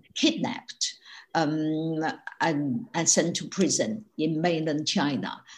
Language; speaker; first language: English; non-native, fluent; Chinese